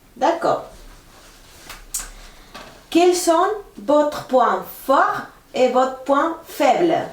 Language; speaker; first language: French; non-native, fluent; Spanish